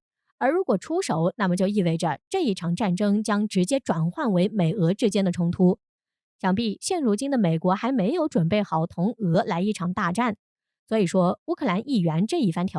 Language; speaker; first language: Chinese; native; Chinese